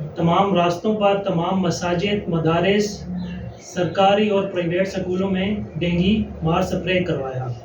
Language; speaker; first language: Urdu; non-native, local second language; Punjabi